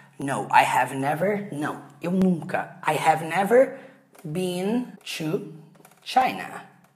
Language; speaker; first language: English; non-native, fluent; Portuguese